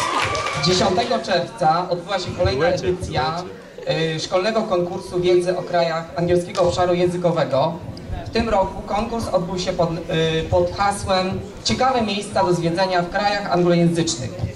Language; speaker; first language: Polish; native; Polish